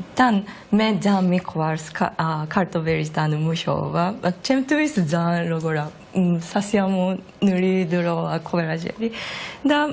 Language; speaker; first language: Georgian; non-native, learner; Japanese